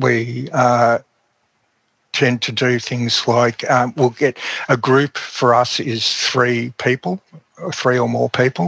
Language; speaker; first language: English; native; English